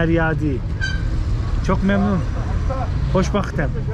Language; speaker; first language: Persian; non-native, learner; Turkish